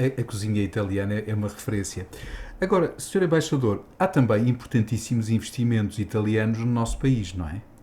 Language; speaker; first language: Portuguese; native; Portuguese